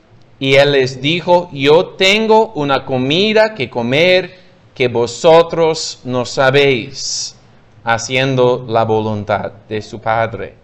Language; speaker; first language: Spanish; non-native, fluent; English